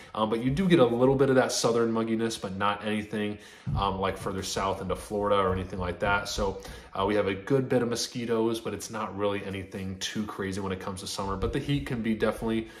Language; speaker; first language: English; native; English